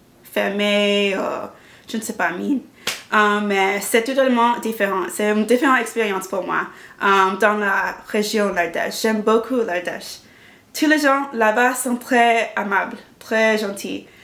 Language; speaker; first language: French; non-native, learner; English